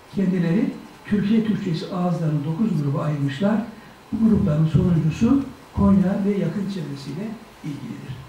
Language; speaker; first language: Turkish; native; Turkish